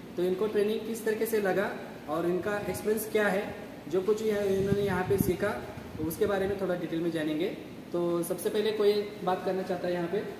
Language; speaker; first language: Hindi; non-native, local second language; Marathi